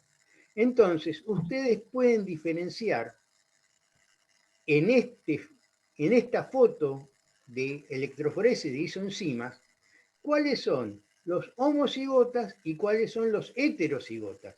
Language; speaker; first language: Spanish; native; Spanish